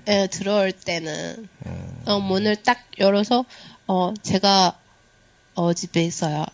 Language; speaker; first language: Korean; non-native, learner; Chinese